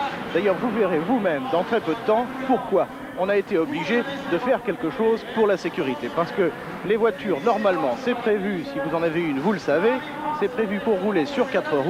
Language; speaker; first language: French; native; French